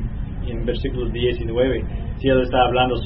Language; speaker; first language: Spanish; non-native, learner; English